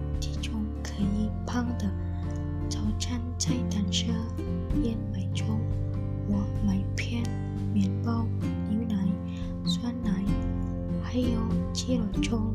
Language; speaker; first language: Chinese; non-native, learner; Indonesian